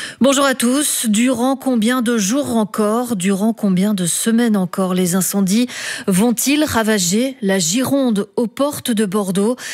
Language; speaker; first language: French; native; French